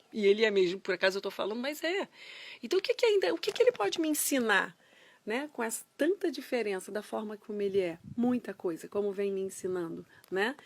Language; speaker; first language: Portuguese; native; Portuguese